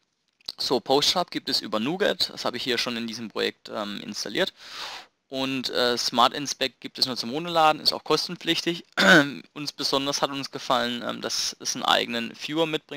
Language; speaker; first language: German; native; German